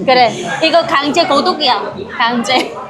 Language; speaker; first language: Korean; non-native, learner; Vietnamese